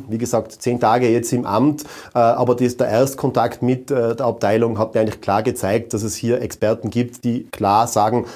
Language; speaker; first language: German; native; German